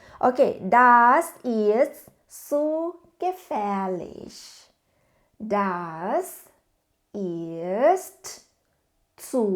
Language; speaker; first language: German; non-native, fluent; Thai